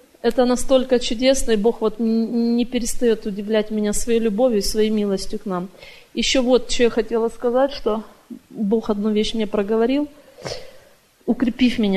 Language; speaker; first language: Russian; native; Russian